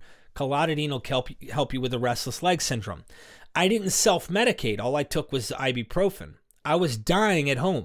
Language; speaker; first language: English; native; English